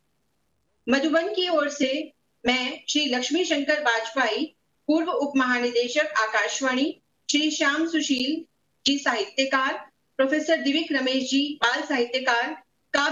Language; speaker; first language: Hindi; native; Hindi